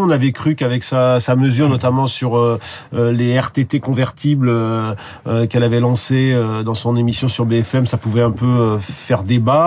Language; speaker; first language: French; native; French